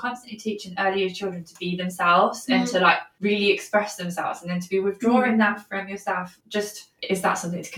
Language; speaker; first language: English; native; English